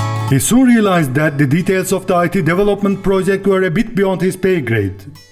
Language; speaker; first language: English; non-native, fluent; Turkish